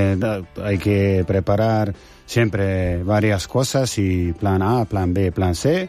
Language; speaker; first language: Spanish; non-native, fluent; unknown